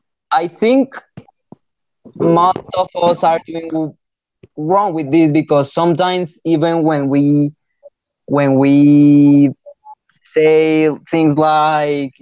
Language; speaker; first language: English; non-native, learner; Spanish